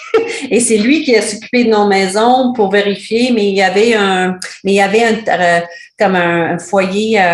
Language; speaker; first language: French; non-native, learner; English